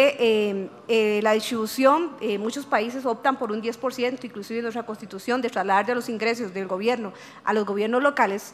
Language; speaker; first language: Spanish; native; Spanish